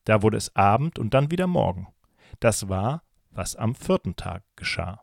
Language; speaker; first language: German; native; German